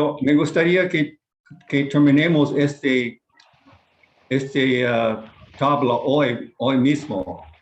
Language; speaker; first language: Spanish; non-native, fluent; Japanese